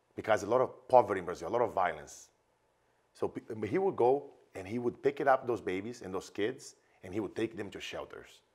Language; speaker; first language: English; non-native, fluent; Portuguese